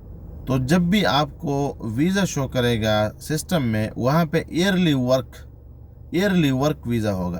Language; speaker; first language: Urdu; non-native, local second language; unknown